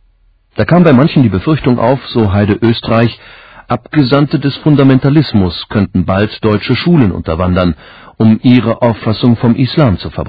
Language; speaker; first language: German; native; German